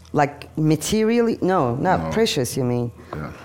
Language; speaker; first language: English; non-native, fluent; Turkish